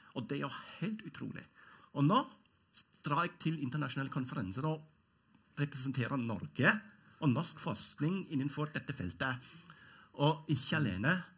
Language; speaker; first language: Norwegian; non-native, fluent; German